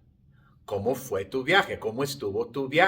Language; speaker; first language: Spanish; non-native, fluent; English